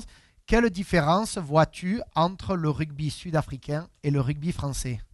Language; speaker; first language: French; native; French